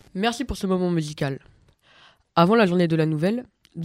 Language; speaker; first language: French; native; French